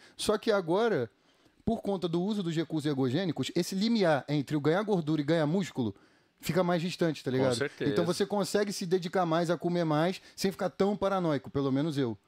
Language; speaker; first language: Portuguese; native; Portuguese